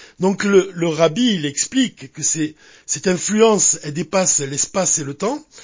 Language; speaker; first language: French; native; French